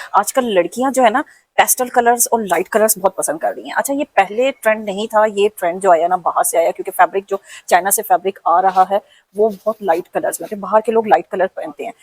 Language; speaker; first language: Urdu; non-native, local second language; Punjabi